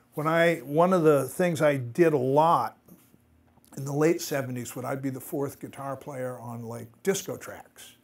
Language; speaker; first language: English; native; English